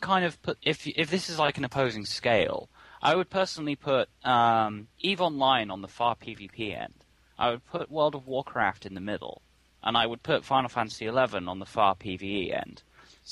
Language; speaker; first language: English; native; English